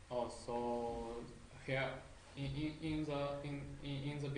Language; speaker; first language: English; non-native, learner; Chinese